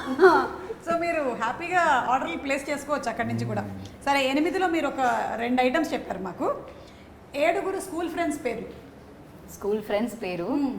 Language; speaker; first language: Telugu; native; Telugu